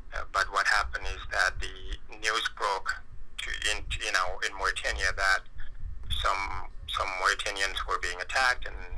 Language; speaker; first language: English; non-native, fluent; French